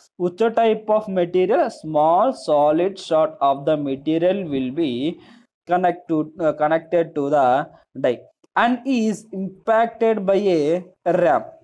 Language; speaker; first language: English; non-native, local second language; Telugu